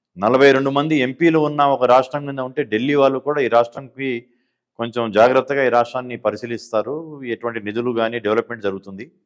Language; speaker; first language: Telugu; native; Telugu